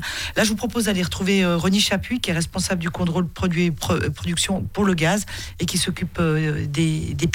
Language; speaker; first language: French; native; French